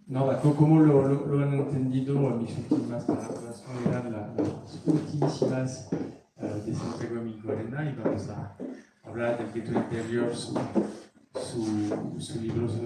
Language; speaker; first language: Spanish; non-native, fluent; French